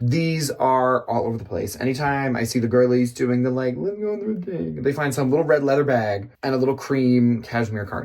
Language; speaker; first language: English; native; English